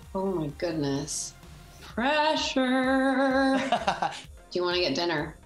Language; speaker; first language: English; native; English